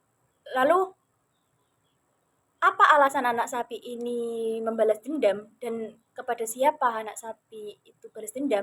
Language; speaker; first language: Indonesian; native; Indonesian